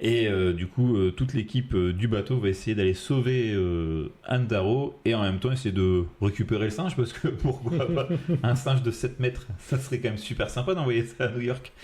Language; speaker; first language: French; native; French